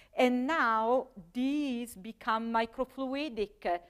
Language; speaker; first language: English; non-native, fluent; Italian